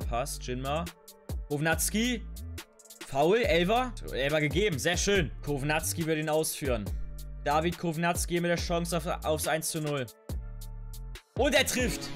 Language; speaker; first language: German; native; German